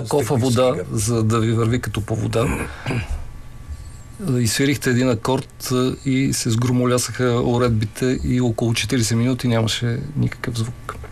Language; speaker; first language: Bulgarian; native; Bulgarian